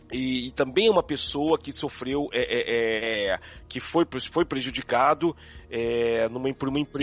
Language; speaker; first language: Portuguese; native; Portuguese